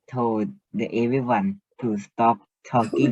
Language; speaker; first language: English; non-native, learner; Thai